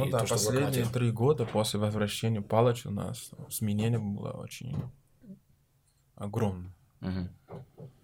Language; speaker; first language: Russian; non-native, learner; Portuguese